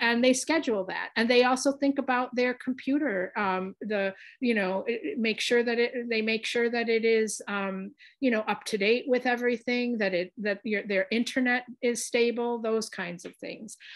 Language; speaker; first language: English; early bilingual, other home language; Spanish